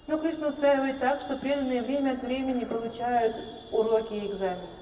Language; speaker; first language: Russian; native; Russian